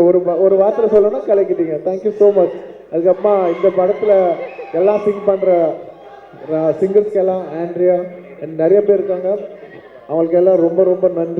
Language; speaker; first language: Tamil; non-native, local second language; Telugu